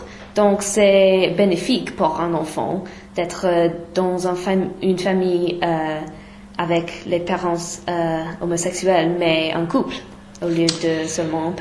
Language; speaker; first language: French; non-native, fluent; English